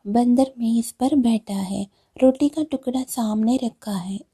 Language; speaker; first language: Hindi; non-native, local second language; Malayalam